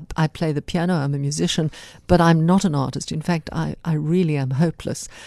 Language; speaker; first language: English; native; English